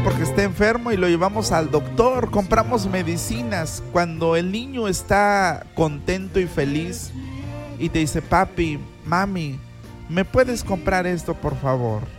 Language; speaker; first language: Spanish; native; Spanish